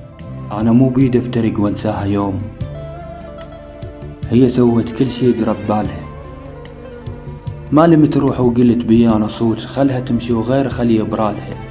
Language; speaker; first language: Arabic; native; Arabic